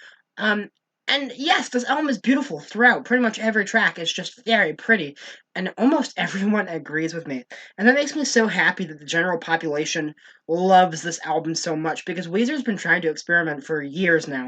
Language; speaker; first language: English; native; English